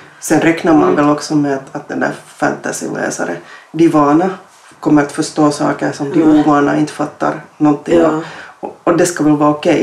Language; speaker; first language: Swedish; native; Swedish